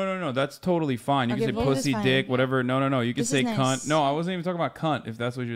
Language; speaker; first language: English; native; English